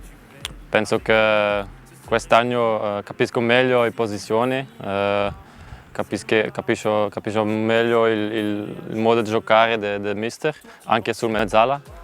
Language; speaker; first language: Italian; non-native, learner; Dutch